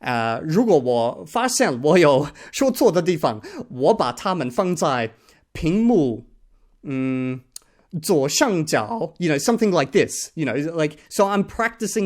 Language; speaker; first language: Chinese; non-native, learner; English